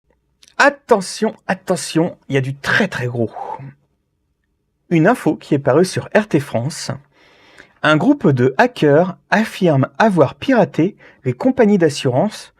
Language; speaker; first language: French; native; French